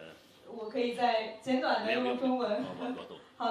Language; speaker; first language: Chinese; native; Chinese